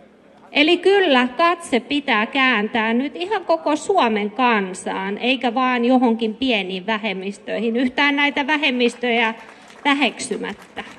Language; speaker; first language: Finnish; native; Finnish